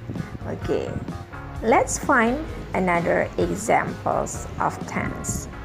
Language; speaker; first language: English; non-native, learner; Indonesian